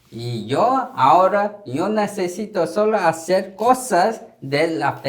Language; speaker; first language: Spanish; non-native, learner; Korean